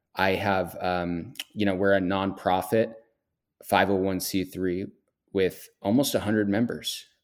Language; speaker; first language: English; native; English